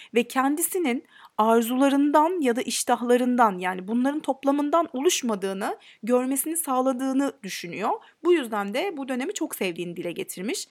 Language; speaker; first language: Turkish; native; Turkish